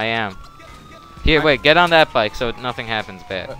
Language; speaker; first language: English; native; English